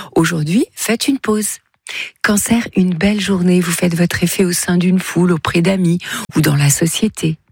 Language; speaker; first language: French; native; French